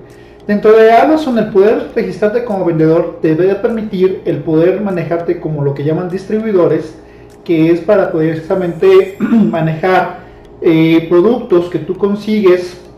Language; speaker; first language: Spanish; native; Spanish